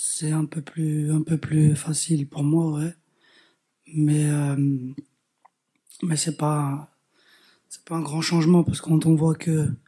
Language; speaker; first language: French; early bilingual, other home language; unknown